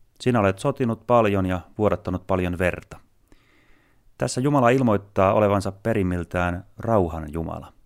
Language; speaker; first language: Finnish; native; Finnish